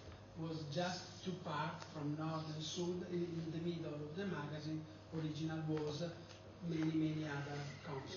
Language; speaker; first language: English; non-native, learner; Italian